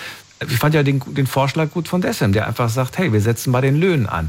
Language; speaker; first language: German; native; German